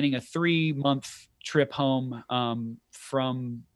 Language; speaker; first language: English; native; English